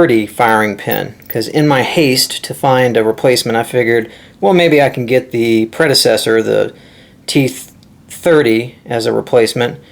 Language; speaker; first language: English; native; English